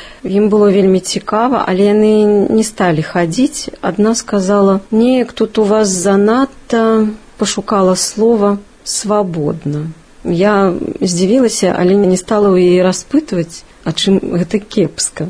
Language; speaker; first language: Belarusian; non-native, local second language; Russian